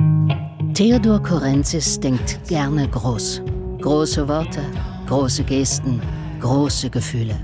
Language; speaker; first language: German; native; German